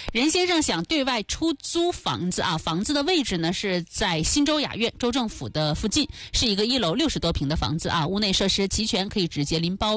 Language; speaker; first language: Chinese; native; Chinese